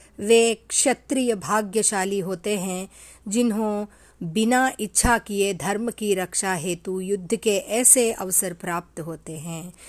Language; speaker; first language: Hindi; non-native, local second language; Telugu